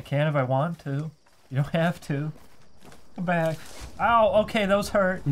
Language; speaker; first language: English; native; English